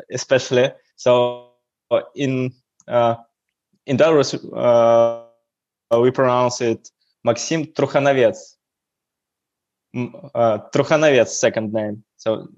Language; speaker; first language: English; non-native, learner; Russian